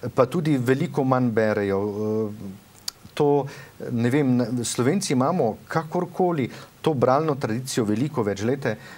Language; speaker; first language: Slovenian; native; Slovenian